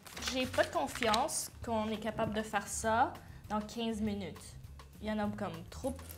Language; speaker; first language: French; non-native, fluent; English